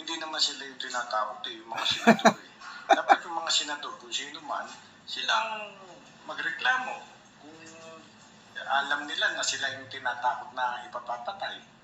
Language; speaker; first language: Filipino; native; Filipino